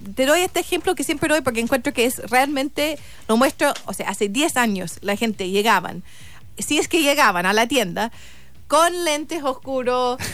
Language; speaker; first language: Spanish; non-native, fluent; English